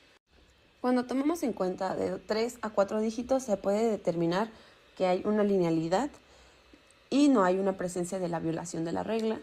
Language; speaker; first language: Spanish; native; Spanish